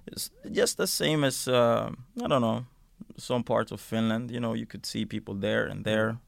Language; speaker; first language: English; non-native, fluent; Finnish